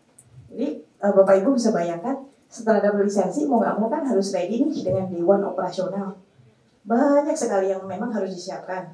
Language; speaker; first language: Indonesian; native; Indonesian